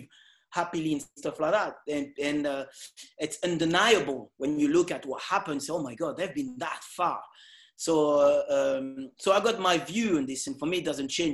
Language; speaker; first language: English; non-native, fluent; French